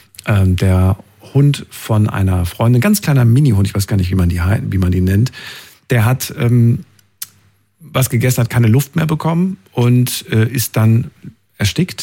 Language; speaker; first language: German; native; German